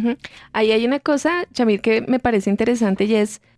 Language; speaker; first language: Spanish; native; Spanish